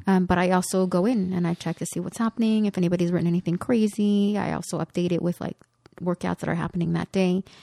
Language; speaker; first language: English; early bilingual, other home language; Spanish